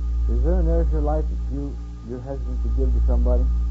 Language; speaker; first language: English; native; English